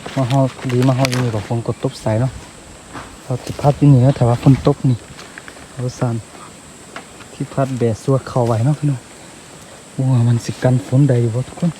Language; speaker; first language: Thai; non-native, local second language; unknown